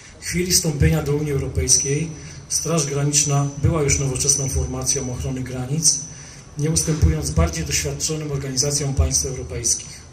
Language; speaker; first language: Polish; native; Polish